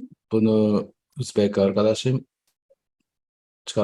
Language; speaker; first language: Turkish; non-native, fluent; Japanese